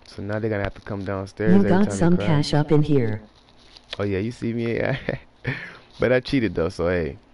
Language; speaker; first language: English; native; English